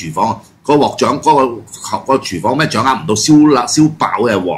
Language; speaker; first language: Cantonese; native; Cantonese